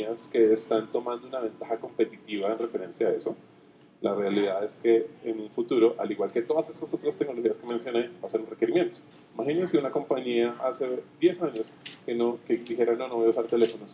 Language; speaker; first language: Spanish; native; Spanish